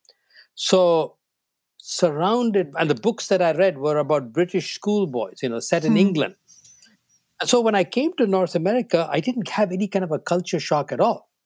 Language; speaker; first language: English; non-native, local second language; Tamil